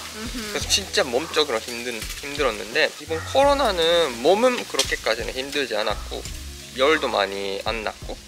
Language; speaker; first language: Korean; non-native, fluent; Japanese